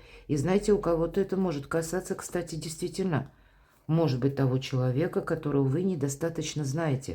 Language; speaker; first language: Russian; native; Russian